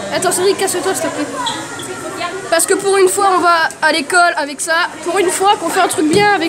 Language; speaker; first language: French; native; French